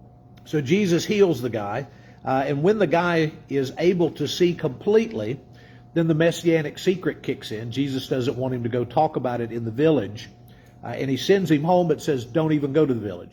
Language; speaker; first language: English; native; English